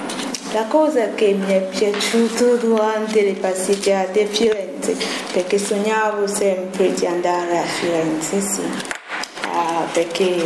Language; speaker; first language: Italian; non-native, fluent; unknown